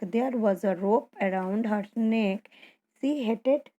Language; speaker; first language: English; non-native, local second language; Gujarati